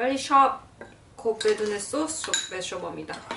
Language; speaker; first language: Persian; non-native, learner; Korean